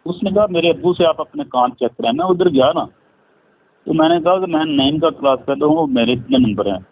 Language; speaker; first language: Urdu; non-native, local second language; Punjabi